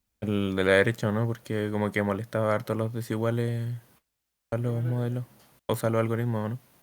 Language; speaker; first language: Spanish; native; Spanish